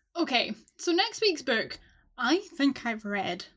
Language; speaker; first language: English; native; English